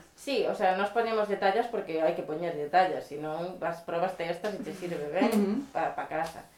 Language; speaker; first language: Spanish; native; Spanish